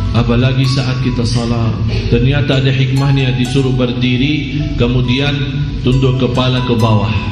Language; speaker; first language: Malay; non-native, fluent; Arabic